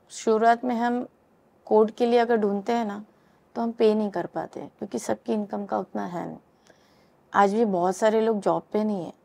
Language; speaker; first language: Hindi; native; Hindi